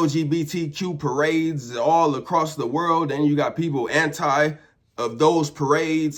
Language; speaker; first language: English; native; English